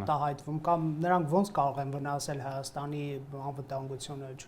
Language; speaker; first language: Armenian; native; Armenian